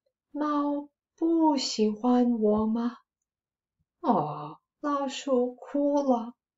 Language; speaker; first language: Chinese; non-native, fluent; English